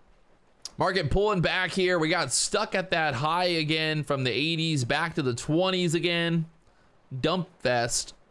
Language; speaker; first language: English; native; English